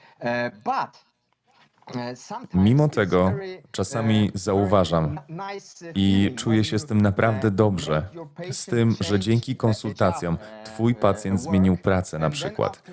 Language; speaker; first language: Polish; native; Polish